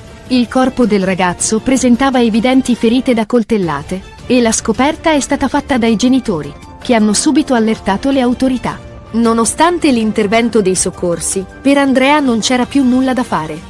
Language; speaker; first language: Italian; native; Italian